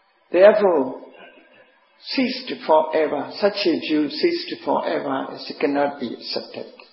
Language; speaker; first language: English; non-native, fluent; Burmese